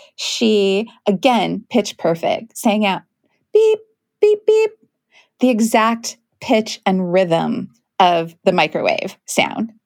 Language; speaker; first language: English; native; English